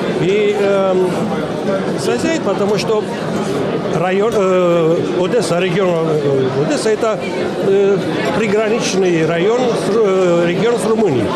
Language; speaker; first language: Russian; non-native, learner; Romanian